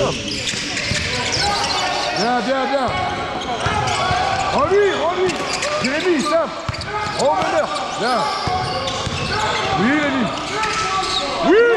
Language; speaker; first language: French; native; French